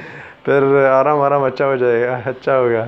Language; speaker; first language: Hindi; non-native, fluent; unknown